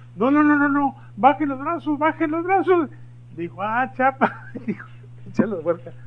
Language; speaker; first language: Spanish; early bilingual, heritage; Spanish